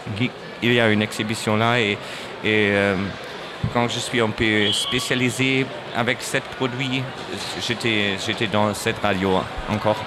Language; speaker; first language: French; non-native, learner; German